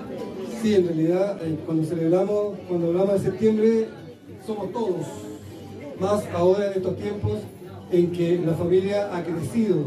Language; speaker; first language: Spanish; native; Spanish